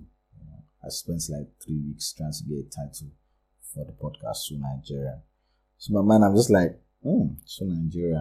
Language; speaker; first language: English; non-native, local second language; Yoruba